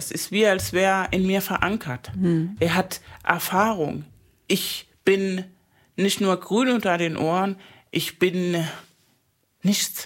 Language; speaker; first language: German; non-native, fluent; Spanish